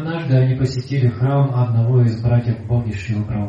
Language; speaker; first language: Russian; native; Russian